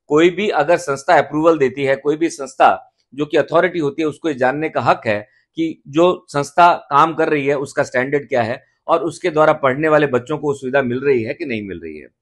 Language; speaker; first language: Hindi; native; Hindi